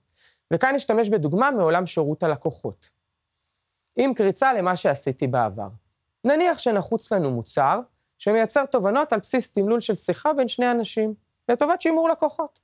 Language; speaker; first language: Hebrew; native; Hebrew